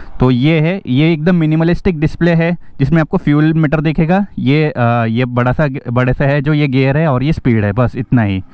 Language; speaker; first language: Hindi; non-native, local second language; Marathi